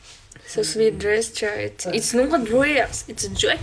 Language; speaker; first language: English; non-native, learner; Russian